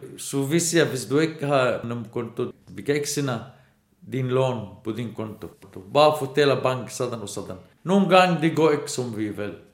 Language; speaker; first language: Danish; non-native, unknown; Arabic